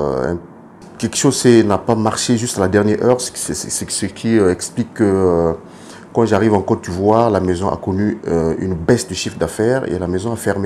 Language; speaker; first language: French; non-native, local second language; Lingala